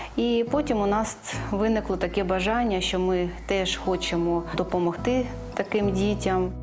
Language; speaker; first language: Ukrainian; native; Ukrainian